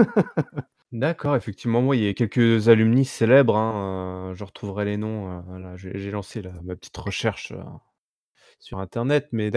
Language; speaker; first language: French; native; French